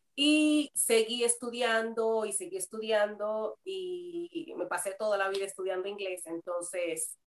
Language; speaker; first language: Spanish; native; Spanish